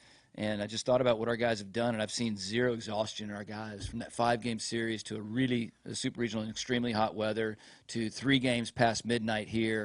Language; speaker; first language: English; native; English